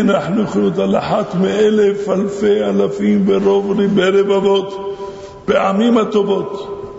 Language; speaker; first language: Hebrew; non-native, fluent; Arabic